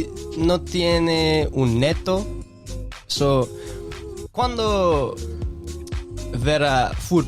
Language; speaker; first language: Spanish; non-native, learner; English